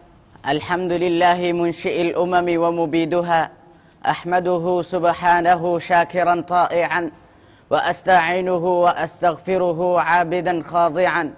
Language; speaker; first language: Arabic; non-native, learner; Urdu